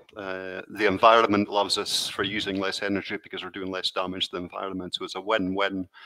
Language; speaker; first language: English; native; English